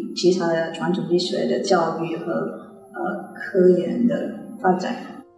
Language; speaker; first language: Chinese; non-native, local second language; Malay